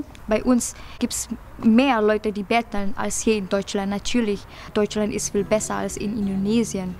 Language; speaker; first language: German; non-native, fluent; Indonesian